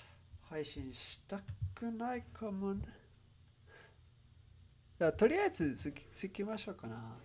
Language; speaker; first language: Japanese; non-native, learner; English